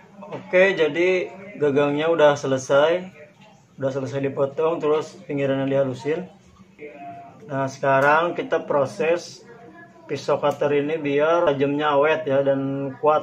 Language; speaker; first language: Indonesian; native; Indonesian